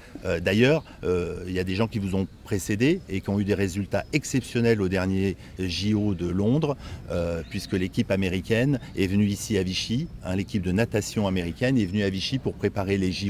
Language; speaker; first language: French; native; French